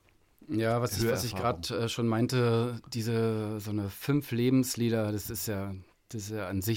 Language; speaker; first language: German; native; German